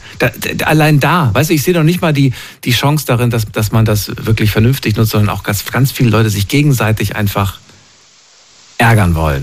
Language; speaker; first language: German; native; German